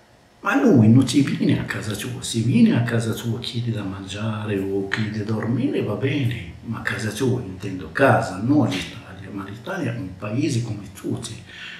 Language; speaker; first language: Italian; non-native, learner; Arabic